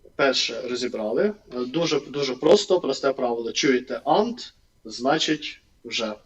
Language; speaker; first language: Ukrainian; non-native, local second language; Russian